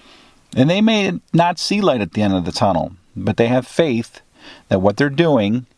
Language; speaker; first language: English; native; English